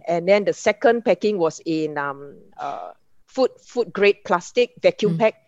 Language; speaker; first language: English; non-native, local second language; Min Nan Chinese